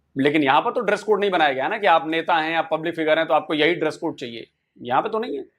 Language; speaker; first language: Hindi; native; Hindi